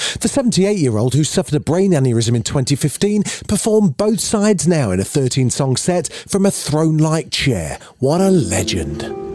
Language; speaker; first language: English; native; English